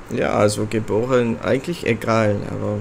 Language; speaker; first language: German; non-native, fluent; English